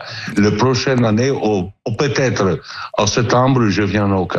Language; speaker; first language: French; non-native, fluent; Italian